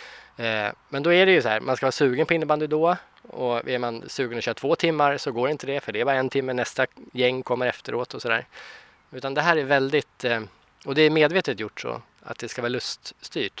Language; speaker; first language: Swedish; native; Swedish